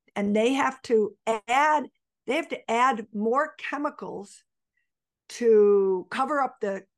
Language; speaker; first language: English; native; English